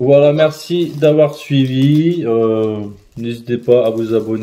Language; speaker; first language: French; native; French